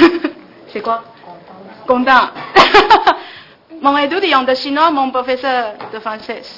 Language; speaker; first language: French; non-native, learner; Chinese